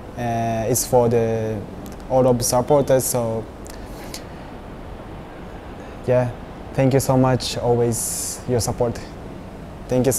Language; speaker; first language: English; non-native, learner; Japanese